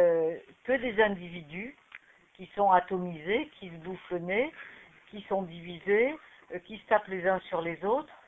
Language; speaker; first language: French; native; French